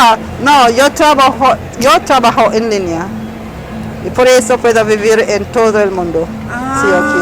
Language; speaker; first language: Spanish; non-native, learner; English